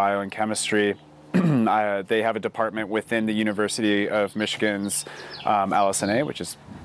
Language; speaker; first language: English; native; English